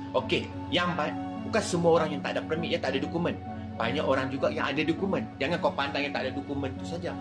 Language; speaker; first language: Malay; native; Malay